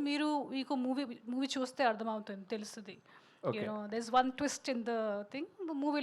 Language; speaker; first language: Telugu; non-native, learner; Hindi